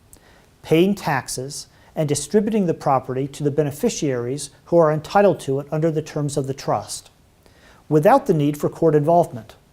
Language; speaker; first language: English; native; English